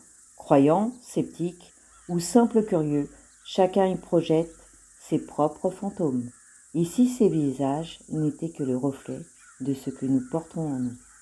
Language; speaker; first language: French; native; French